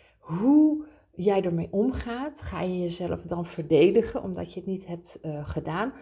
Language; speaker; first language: Dutch; early bilingual, heritage; Dutch